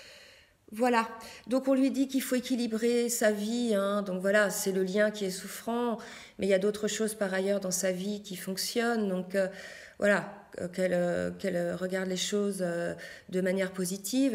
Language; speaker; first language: French; native; French